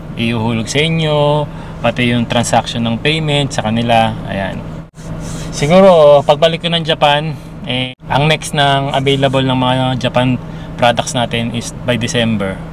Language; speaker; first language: Filipino; native; Filipino